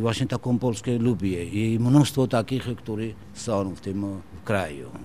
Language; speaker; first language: Polish; non-native, fluent; Georgian